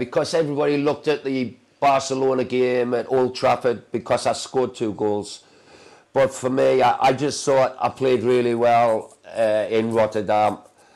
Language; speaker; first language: English; native; English